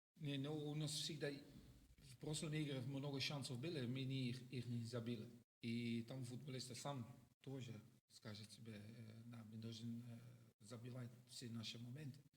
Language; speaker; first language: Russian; non-native, learner; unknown